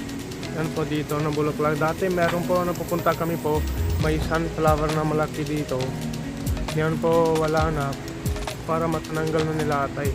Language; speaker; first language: Filipino; non-native, learner; Punjabi